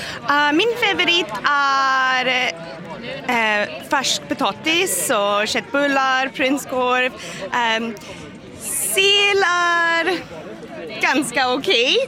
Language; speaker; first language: Swedish; non-native, fluent; English